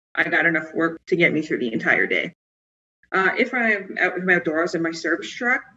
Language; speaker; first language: English; native; English